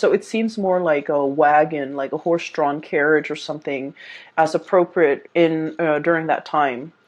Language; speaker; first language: English; native; English